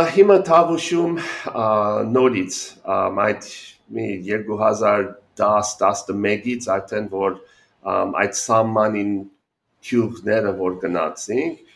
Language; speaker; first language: Armenian; early bilingual, heritage; Armenian